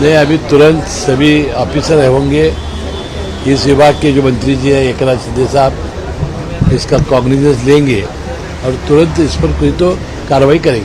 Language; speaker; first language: Hindi; non-native, local second language; Marathi